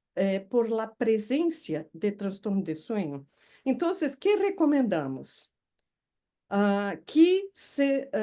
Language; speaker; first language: Spanish; non-native, fluent; Portuguese